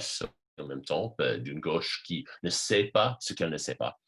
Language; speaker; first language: French; non-native, fluent; English